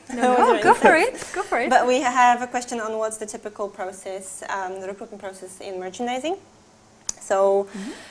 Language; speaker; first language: English; non-native, fluent; Polish